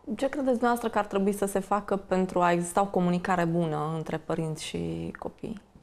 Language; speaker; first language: Romanian; native; Romanian